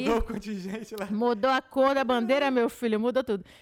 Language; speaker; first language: Portuguese; native; Portuguese